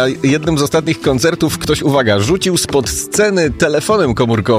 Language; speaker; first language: Polish; native; Polish